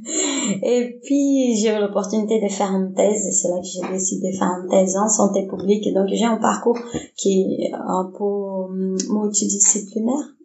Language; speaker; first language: French; non-native, fluent; Portuguese